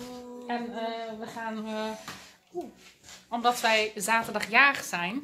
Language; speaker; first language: Dutch; native; Dutch